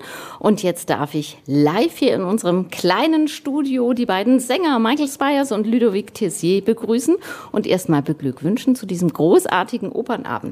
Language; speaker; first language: German; native; German